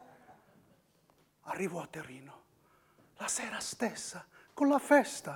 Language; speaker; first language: Italian; non-native, fluent; Arabic